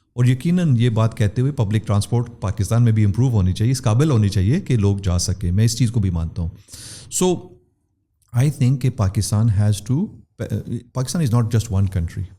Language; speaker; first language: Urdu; non-native, local second language; Pahari-Potwari